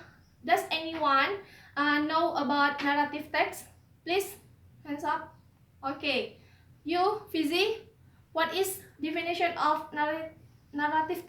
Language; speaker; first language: English; non-native, learner; Indonesian